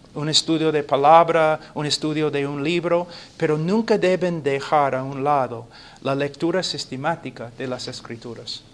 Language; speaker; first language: Spanish; non-native, fluent; English